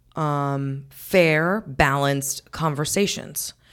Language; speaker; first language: English; native; English